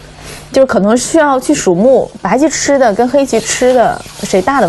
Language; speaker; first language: Chinese; native; Chinese